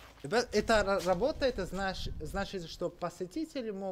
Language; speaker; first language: Russian; non-native, learner; English